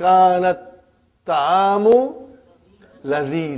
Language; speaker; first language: Arabic; non-native, fluent; Urdu